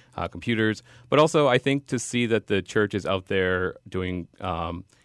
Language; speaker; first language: English; native; English